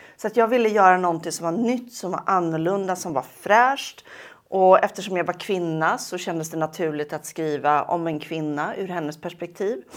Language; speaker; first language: Swedish; native; Swedish